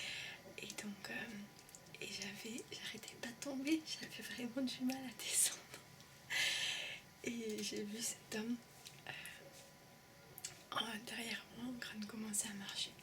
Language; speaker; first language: French; early bilingual, heritage; French